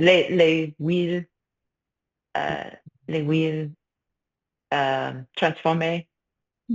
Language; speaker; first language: French; non-native, fluent; English